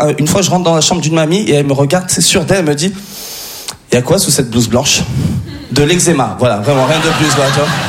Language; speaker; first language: French; early bilingual, other home language; Arabic